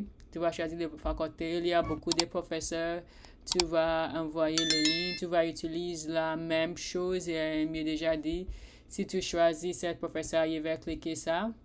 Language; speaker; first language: French; non-native, learner; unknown